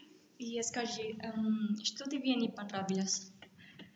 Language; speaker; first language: Russian; non-native, learner; Spanish